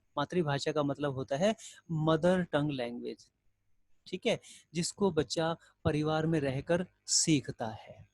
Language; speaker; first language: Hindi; native; Hindi